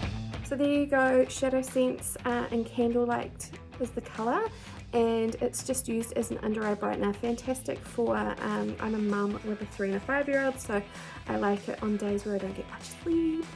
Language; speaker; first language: English; native; English